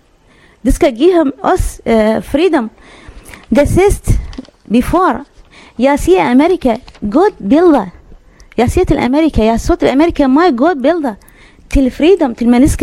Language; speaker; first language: Danish; non-native, learner; Arabic